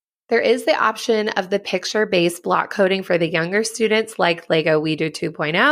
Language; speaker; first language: English; native; English